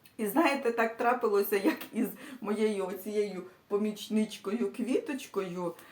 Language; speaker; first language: Ukrainian; native; Ukrainian